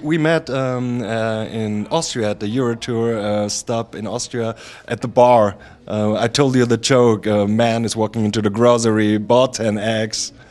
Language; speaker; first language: English; non-native, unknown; German